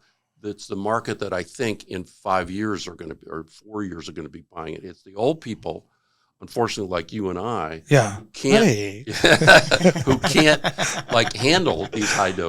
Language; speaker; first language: English; native; English